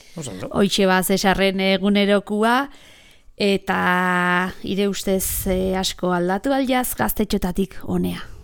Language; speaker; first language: Basque; native; Basque